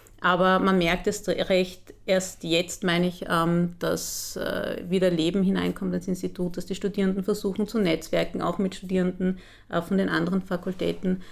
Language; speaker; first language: German; early bilingual, other home language; Arabic